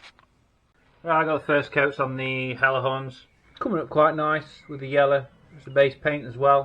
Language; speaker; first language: English; native; English